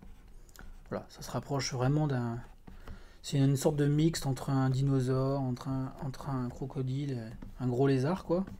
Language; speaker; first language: French; native; French